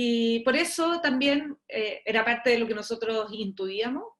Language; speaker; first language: Spanish; native; Spanish